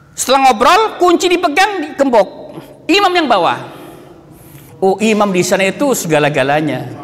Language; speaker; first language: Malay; native; Malay